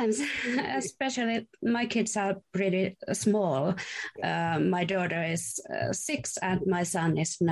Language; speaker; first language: English; non-native, fluent; Finnish